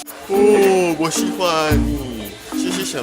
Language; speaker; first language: Chinese; non-native, learner; Indonesian